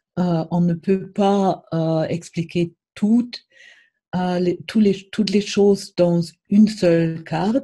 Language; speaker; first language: French; non-native, fluent; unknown